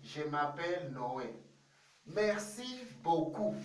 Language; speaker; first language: French; non-native, fluent; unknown